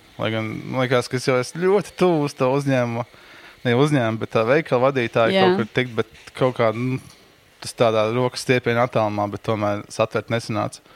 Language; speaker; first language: Latvian; native; Latvian